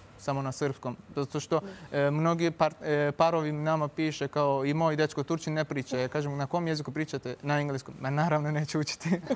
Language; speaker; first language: Serbian; non-native, fluent; Turkish